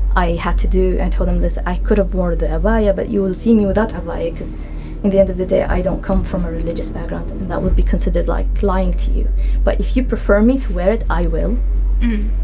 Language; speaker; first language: English; non-native, fluent; Arabic